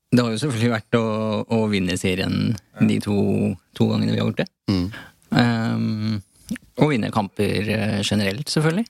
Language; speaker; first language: Norwegian; early bilingual, other home language; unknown